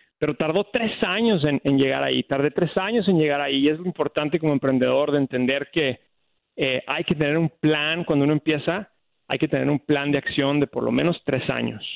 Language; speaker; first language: Spanish; native; Spanish